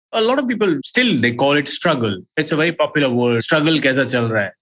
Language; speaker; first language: English; non-native, local second language; Hindi